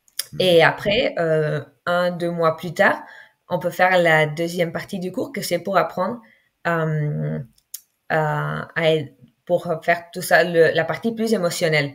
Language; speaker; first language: French; non-native, fluent; Spanish